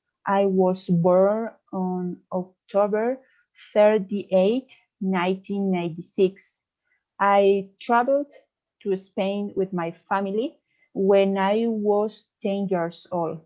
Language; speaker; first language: English; non-native, learner; Spanish